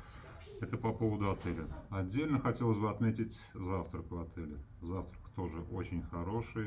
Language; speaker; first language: Russian; native; Russian